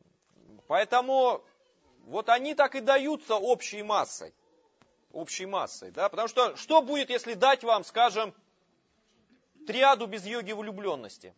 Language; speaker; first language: Russian; native; Russian